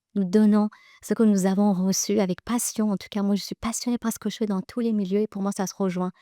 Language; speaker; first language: French; early bilingual, other home language; Persian